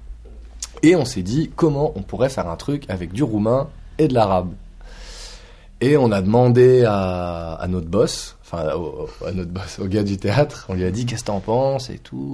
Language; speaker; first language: French; native; French